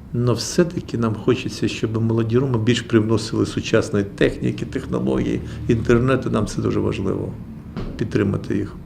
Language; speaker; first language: Ukrainian; native; Ukrainian